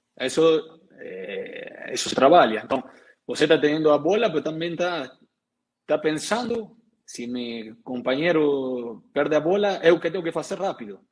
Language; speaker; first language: Portuguese; non-native, learner; Spanish